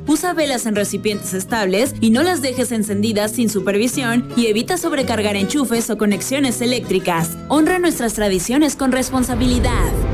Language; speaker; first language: Spanish; native; Spanish